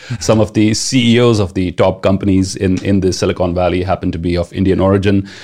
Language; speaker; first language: English; non-native, local second language; Punjabi